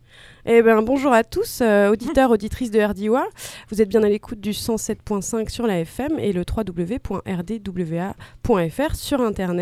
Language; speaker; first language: French; native; French